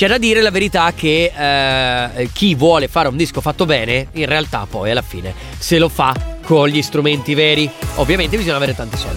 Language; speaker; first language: Italian; native; Italian